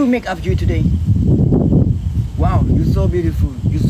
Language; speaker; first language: English; non-native, learner; Thai